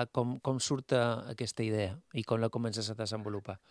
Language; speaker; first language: Catalan; native; Catalan